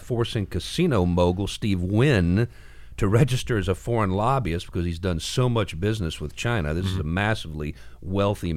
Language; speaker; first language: English; native; English